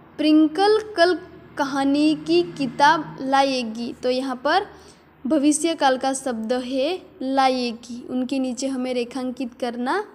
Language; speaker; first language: Hindi; non-native, local second language; Gujarati